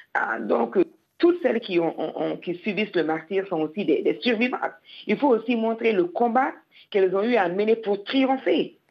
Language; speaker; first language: French; non-native, local second language; Bambara